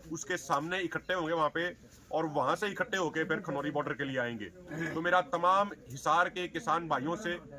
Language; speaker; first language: Hindi; native; Hindi